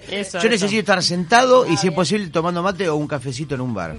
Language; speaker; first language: Spanish; native; Spanish